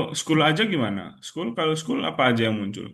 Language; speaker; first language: Indonesian; native; Indonesian